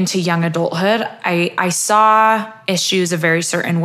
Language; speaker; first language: English; native; English